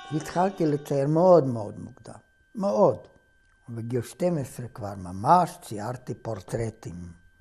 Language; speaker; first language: Hebrew; non-native, fluent; Romanian